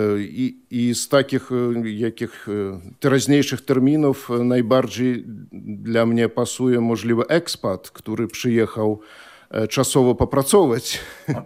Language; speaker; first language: Polish; non-native, fluent; Belarusian